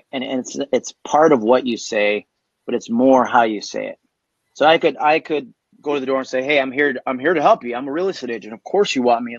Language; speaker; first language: English; native; English